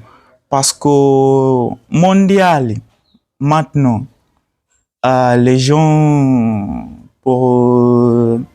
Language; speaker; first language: French; non-native, learner; Swahili